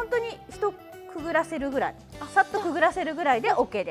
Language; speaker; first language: Japanese; native; Japanese